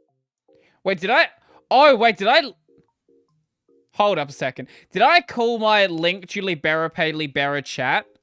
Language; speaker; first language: English; native; English